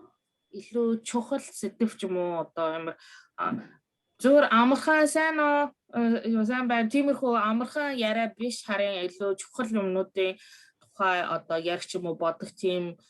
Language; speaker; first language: Mongolian; early bilingual, other home language; Korean